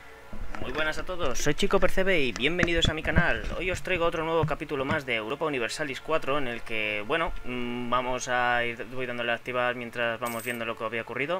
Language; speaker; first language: Spanish; native; Spanish